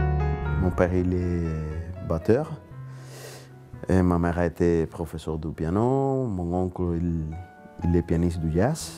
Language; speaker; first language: French; non-native, learner; Spanish